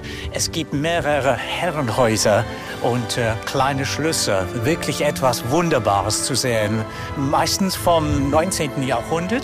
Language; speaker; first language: German; non-native, fluent; English